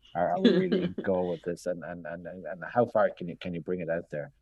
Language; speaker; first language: English; native; English